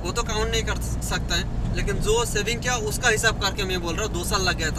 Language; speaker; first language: Hindi; non-native, fluent; Bangla